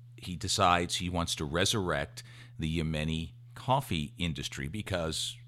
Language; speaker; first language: English; native; English